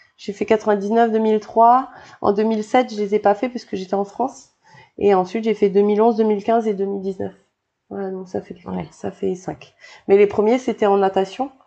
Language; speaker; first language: French; native; French